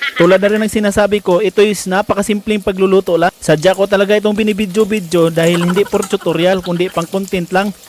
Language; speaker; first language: Filipino; non-native, local second language; Cebuano